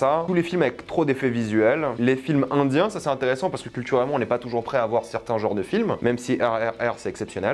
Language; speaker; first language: French; native; French